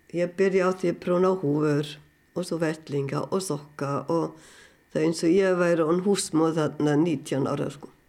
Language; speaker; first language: Icelandic; non-native, fluent; German